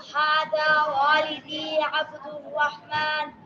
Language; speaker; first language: Arabic; non-native, learner; Bangla